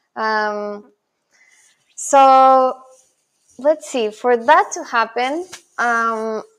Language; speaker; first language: English; non-native, fluent; Spanish